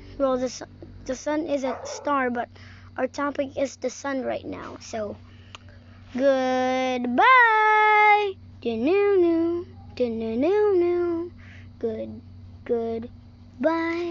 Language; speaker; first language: English; non-native, local second language; Filipino